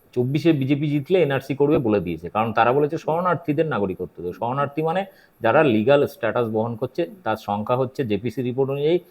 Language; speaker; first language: Bangla; native; Bangla